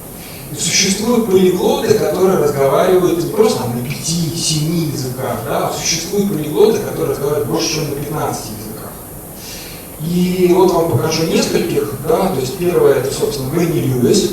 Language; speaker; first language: Russian; native; Russian